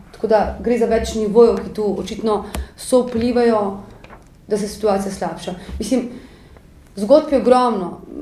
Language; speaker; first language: Slovenian; native; Slovenian